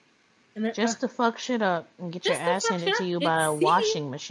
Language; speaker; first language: English; native; English